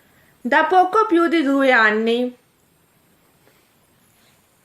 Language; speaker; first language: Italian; non-native, fluent; Urdu